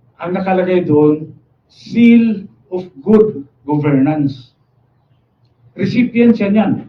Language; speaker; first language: Filipino; non-native, local second language; Cebuano